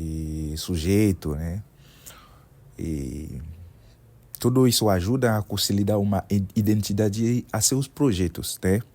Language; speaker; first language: Portuguese; non-native, fluent; Haitian Creole